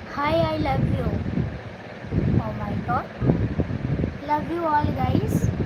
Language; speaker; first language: Hindi; non-native, local second language; Bangla